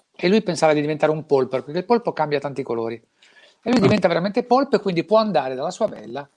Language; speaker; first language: Italian; native; Italian